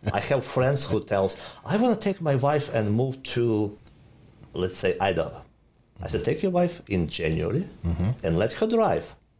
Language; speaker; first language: English; non-native, fluent; Ukrainian